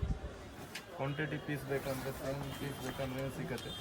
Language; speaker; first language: Kannada; non-native, local second language; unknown